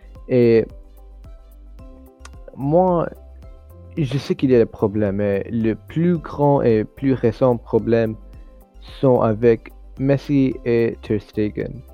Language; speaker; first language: French; non-native, learner; English